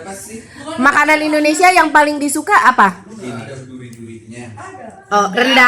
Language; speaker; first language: Indonesian; native; Indonesian